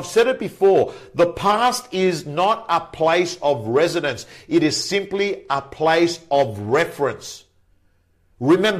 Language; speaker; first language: English; native; English